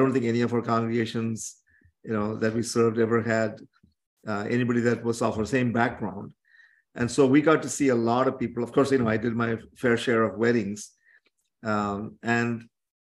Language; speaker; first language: English; non-native, local second language; Tamil